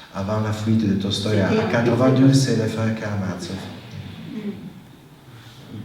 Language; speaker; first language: French; non-native, fluent; Italian